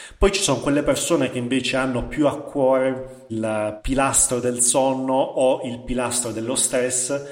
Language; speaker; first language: Italian; native; Italian